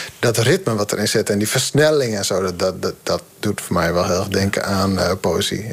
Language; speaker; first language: Dutch; non-native, local second language; Western Frisian